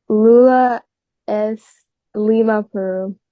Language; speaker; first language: Spanish; non-native, learner; English